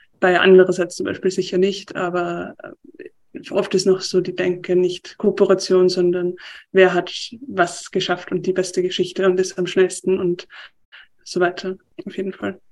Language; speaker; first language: German; native; German